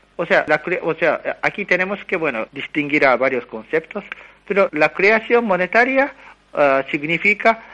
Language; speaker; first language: Spanish; non-native, fluent; Japanese